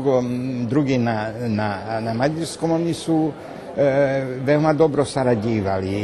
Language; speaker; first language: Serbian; non-native, local second language; Hungarian